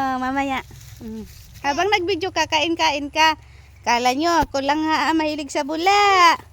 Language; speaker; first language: Filipino; non-native, local second language; Cebuano